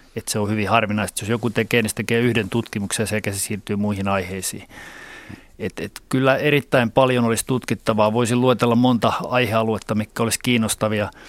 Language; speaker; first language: Finnish; native; Finnish